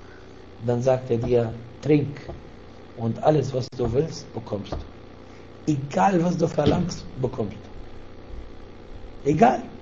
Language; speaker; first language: German; non-native, fluent; Arabic